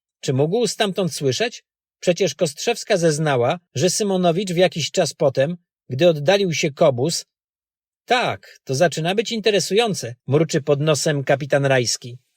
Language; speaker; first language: Polish; native; Polish